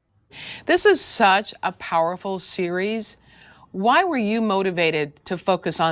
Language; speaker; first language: English; native; English